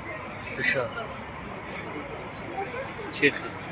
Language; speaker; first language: Russian; non-native, local second language; Tajik